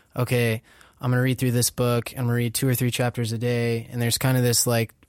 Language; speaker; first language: English; native; English